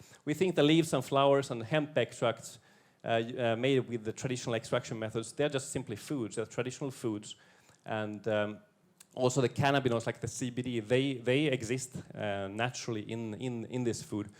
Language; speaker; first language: English; non-native, fluent; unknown